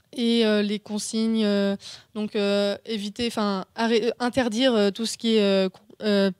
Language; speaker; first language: French; native; French